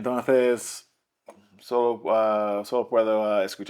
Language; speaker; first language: Spanish; non-native, learner; English